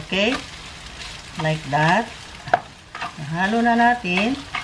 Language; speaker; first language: English; non-native, local second language; Filipino